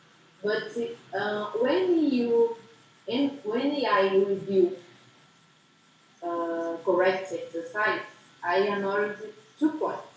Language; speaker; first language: English; non-native, learner; Portuguese